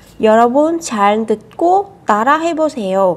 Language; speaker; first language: Korean; non-native, fluent; Vietnamese